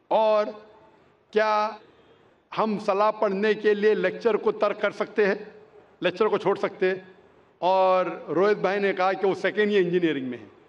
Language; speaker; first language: Hindi; non-native, local second language; Konkani